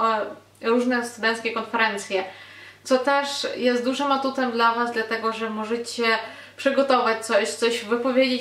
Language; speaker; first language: Polish; non-native, fluent; Ukrainian